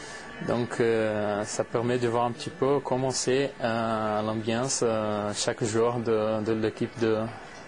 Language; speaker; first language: French; non-native, fluent; Portuguese